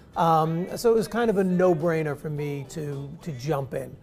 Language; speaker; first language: English; native; English